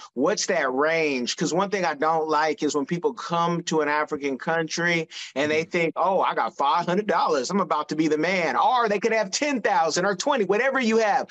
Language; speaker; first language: English; native; English